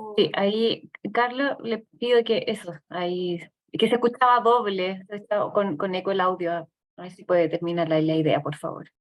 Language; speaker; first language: Spanish; native; Spanish